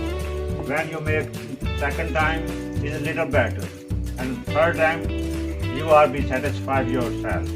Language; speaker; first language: English; non-native, learner; Punjabi